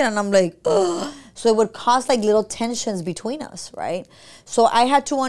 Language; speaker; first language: English; early bilingual, other home language; Spanish